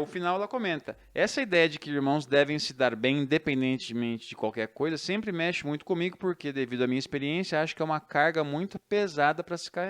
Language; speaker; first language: Portuguese; native; Portuguese